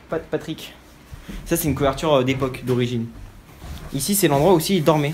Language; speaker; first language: French; native; French